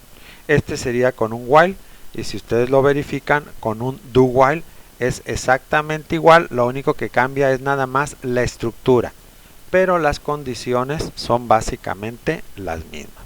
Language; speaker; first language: Spanish; native; Spanish